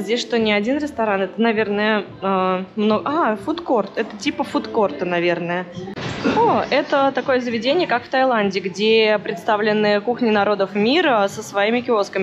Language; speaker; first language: Russian; native; Russian